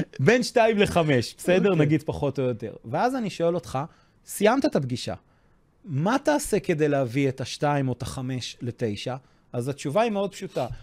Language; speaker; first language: Hebrew; non-native, fluent; English